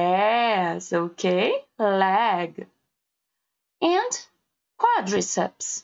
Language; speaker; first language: English; non-native, learner; Portuguese